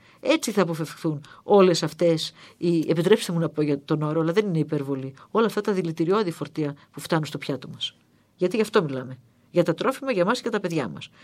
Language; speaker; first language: Greek; native; Greek